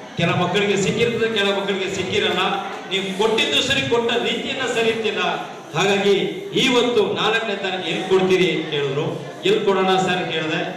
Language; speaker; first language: Kannada; native; Kannada